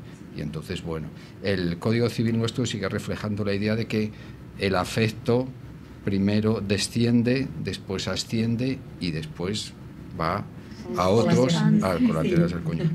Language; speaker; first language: Spanish; native; Spanish